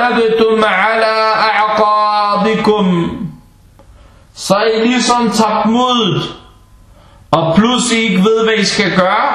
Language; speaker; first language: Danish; early bilingual, other home language; Arabic